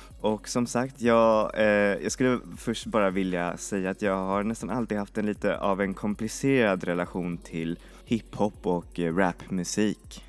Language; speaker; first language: Swedish; native; Swedish